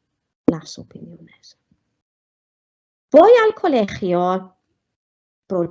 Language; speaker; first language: Spanish; non-native, fluent; Welsh